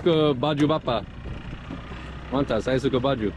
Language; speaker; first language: Indonesian; non-native, learner; English